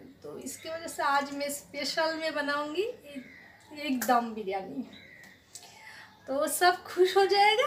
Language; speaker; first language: Hindi; non-native, local second language; Bangla